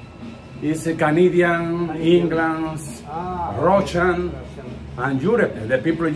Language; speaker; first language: English; non-native, learner; Spanish